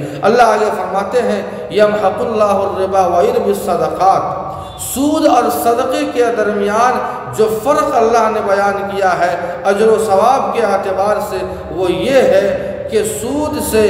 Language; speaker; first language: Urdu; native; Urdu